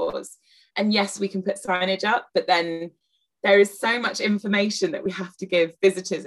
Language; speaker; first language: English; native; English